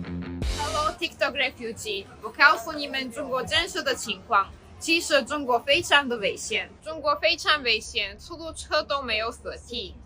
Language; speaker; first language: Chinese; non-native, fluent; Slovak